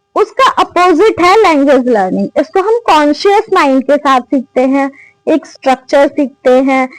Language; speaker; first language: Hindi; native; Hindi